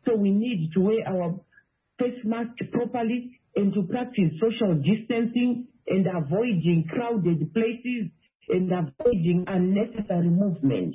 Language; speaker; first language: English; non-native, local second language; Shona